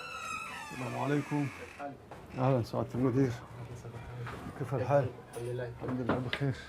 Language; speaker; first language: Arabic; non-native, local second language; Comorian